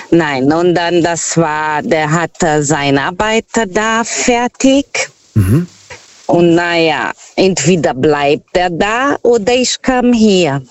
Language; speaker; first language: German; non-native, fluent; Portuguese